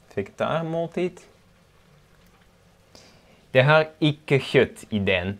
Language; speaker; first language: Norwegian; non-native, learner; Dutch